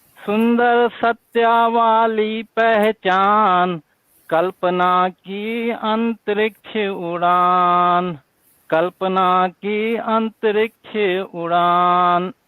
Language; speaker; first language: Hindi; native; Hindi